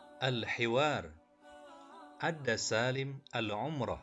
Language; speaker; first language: Arabic; non-native, fluent; Indonesian